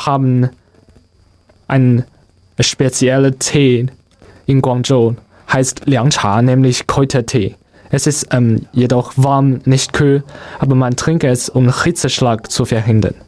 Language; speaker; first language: German; non-native, learner; Chinese